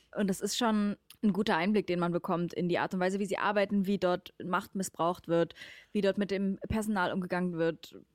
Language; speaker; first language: German; native; German